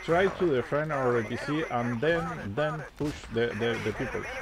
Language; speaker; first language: English; non-native, learner; Spanish